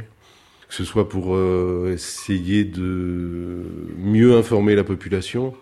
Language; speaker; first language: French; native; French